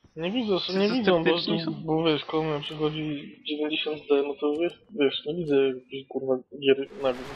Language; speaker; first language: Polish; native; Polish